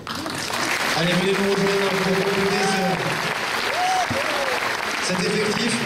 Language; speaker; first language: French; native; French